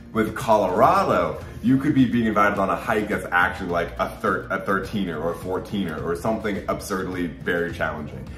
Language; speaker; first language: English; native; English